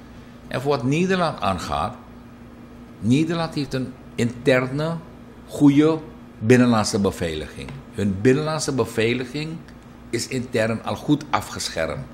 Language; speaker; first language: Dutch; native; Dutch